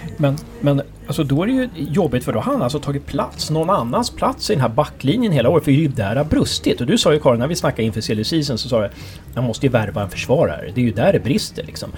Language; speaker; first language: Swedish; native; Swedish